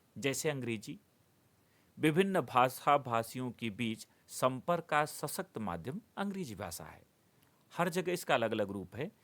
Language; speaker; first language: Hindi; native; Hindi